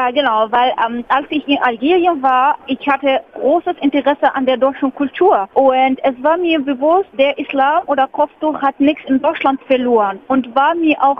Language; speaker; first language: German; non-native, fluent; Arabic